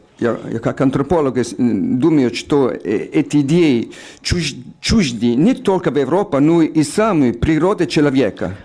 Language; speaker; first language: Russian; non-native, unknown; Italian